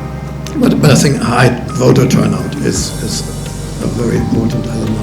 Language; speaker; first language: English; non-native, fluent; German